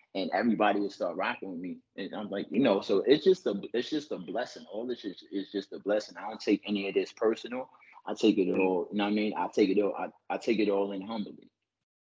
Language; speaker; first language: English; native; English